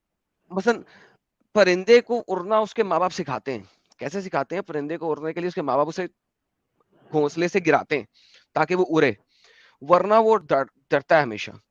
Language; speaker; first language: Hindi; native; Hindi